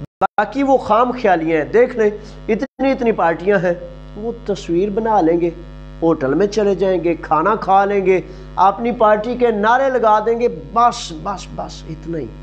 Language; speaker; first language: Urdu; non-native, local second language; Punjabi